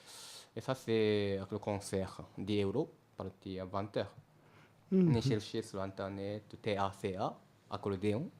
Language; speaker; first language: French; non-native, learner; Japanese